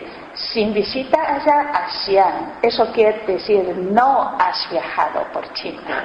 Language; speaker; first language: Spanish; non-native, learner; Chinese